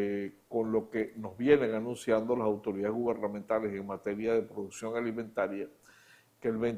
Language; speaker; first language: Spanish; native; Spanish